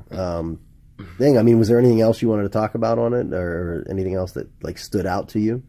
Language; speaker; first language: English; native; English